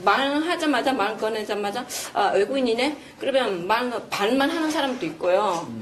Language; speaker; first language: Korean; non-native, fluent; Vietnamese